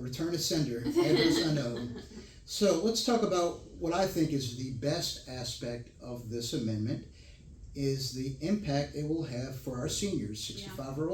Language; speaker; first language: English; native; English